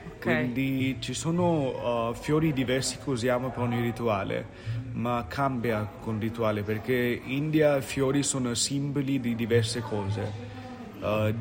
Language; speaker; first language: Italian; non-native, fluent; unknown